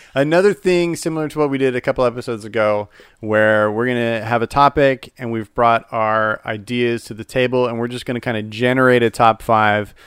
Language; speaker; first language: English; native; English